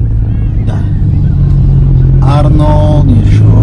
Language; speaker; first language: Russian; non-native, fluent; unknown